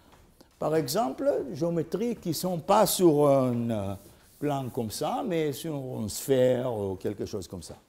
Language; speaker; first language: French; non-native, learner; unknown